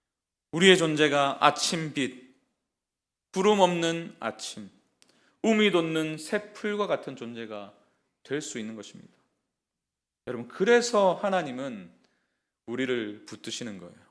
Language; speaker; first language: Korean; native; Korean